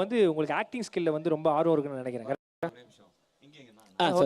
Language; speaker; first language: Tamil; native; Tamil